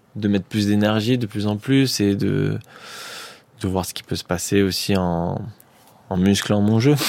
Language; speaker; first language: French; native; French